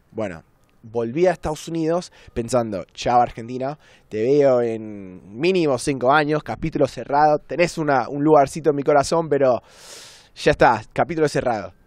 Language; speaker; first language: Spanish; non-native, fluent; English